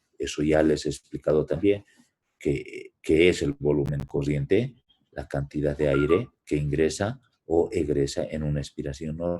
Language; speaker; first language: Spanish; native; Spanish